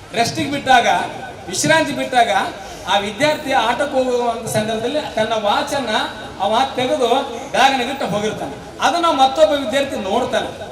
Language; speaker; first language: Kannada; native; Kannada